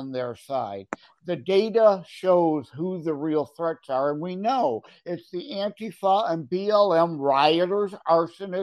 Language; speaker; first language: English; native; English